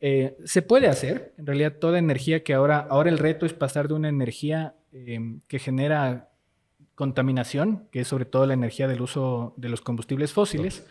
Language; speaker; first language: Spanish; native; Spanish